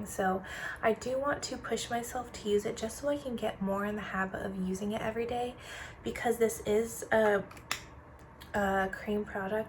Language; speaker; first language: English; native; English